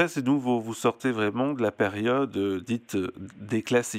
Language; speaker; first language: French; native; French